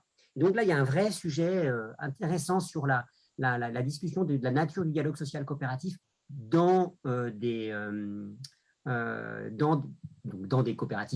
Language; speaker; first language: French; native; French